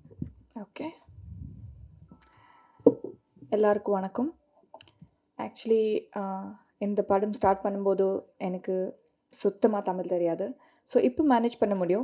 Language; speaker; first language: Tamil; non-native, learner; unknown